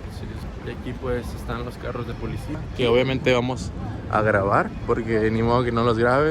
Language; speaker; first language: Spanish; native; Spanish